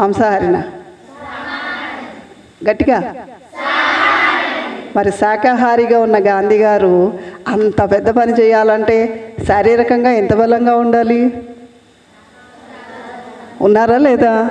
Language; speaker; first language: Telugu; native; Telugu